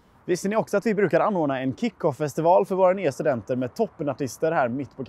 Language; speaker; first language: Swedish; native; Swedish